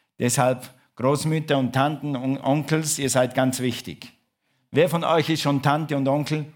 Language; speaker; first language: German; non-native, fluent; English